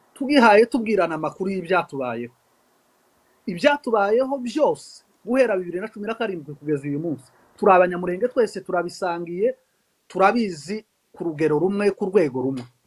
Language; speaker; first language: Kinyarwanda; native; Kinyarwanda